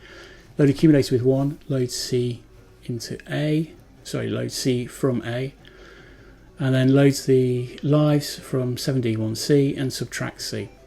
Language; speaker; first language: English; native; English